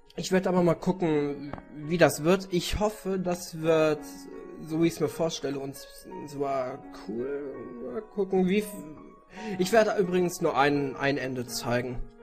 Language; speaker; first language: German; native; German